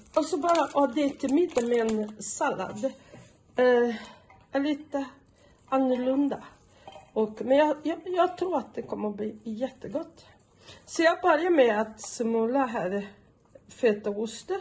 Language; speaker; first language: Swedish; non-native, fluent; Portuguese